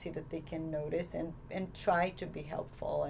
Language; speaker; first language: English; non-native, fluent; Portuguese